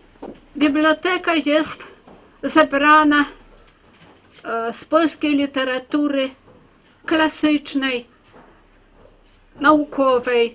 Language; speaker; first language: Polish; early bilingual, heritage; Polish